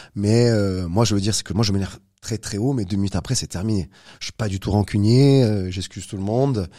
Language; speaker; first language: French; native; French